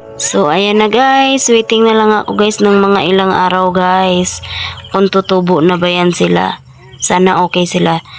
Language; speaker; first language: Filipino; non-native, local second language; Cebuano